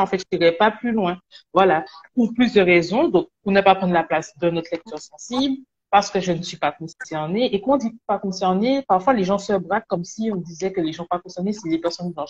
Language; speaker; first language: French; native; French